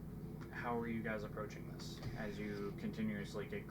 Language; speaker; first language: English; native; English